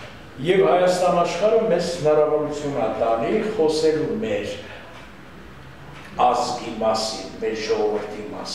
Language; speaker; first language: Armenian; non-native, local second language; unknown